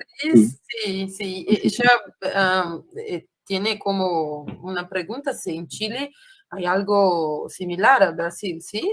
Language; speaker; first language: Spanish; non-native, fluent; Portuguese